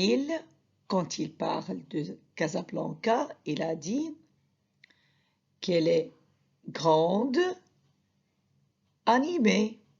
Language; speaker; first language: French; non-native, fluent; Arabic